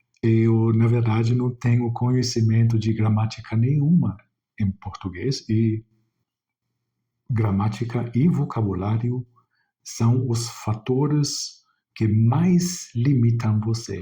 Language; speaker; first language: Portuguese; non-native, fluent; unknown